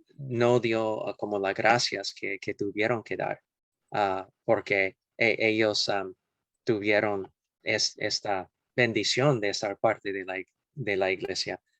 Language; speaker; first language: Spanish; non-native, fluent; English